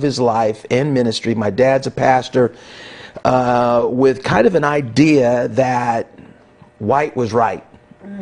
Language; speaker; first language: English; native; English